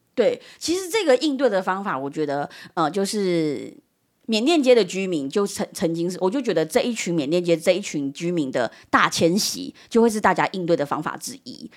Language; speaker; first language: Chinese; early bilingual, heritage; Chinese